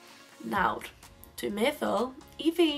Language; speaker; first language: Welsh; non-native, local second language; English